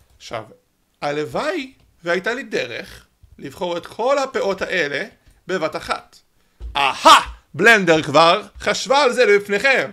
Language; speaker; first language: Hebrew; native; Hebrew